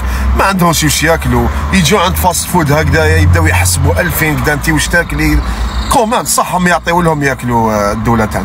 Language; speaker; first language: Arabic; native; Arabic